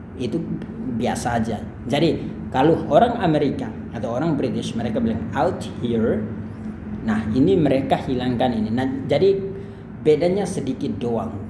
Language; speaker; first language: Indonesian; native; Indonesian